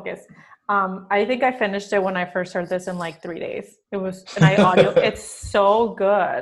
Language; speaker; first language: English; non-native, fluent; Spanish